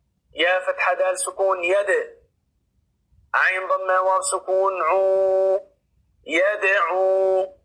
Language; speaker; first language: Arabic; non-native, fluent; Oromo